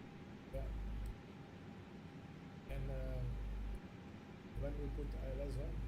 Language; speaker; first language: English; non-native, learner; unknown